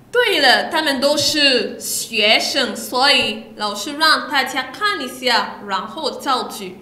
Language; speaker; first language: Chinese; non-native, fluent; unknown